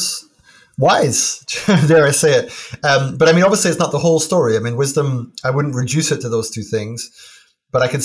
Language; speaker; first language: English; native; English